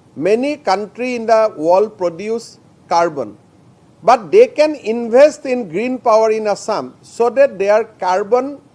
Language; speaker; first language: English; non-native, local second language; Assamese